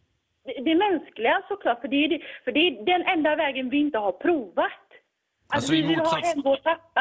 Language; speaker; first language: Swedish; early bilingual, other home language; Tigrinya